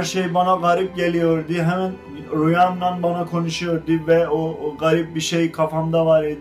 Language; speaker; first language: Turkish; non-native, fluent; Azerbaijani